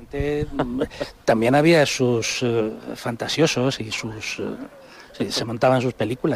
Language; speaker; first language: Spanish; native; Spanish